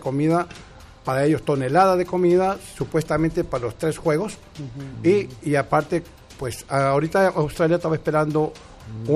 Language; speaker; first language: Spanish; native; Spanish